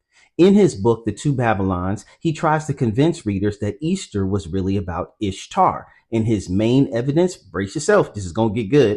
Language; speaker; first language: English; native; English